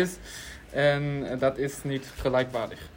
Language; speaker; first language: Dutch; non-native, learner; German